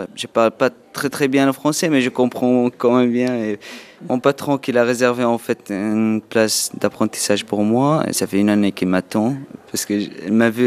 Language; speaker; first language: French; non-native, learner; Arabic